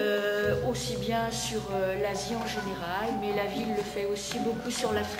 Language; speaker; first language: French; native; French